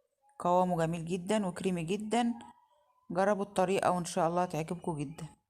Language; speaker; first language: Arabic; native; Arabic